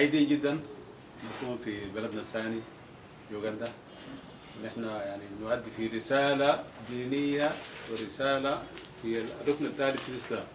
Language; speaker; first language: Arabic; native; Arabic